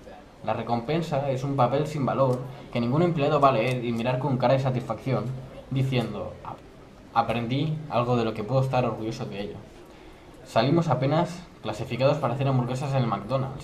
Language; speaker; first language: Spanish; native; Spanish